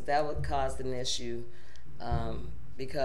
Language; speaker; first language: English; native; English